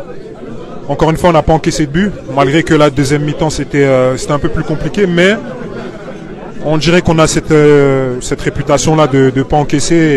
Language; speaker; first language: French; native; French